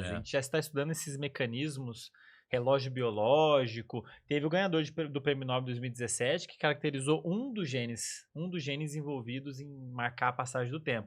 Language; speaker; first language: Portuguese; native; Portuguese